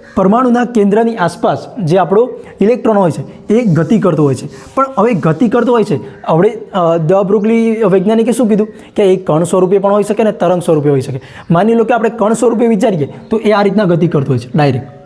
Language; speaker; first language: Gujarati; native; Gujarati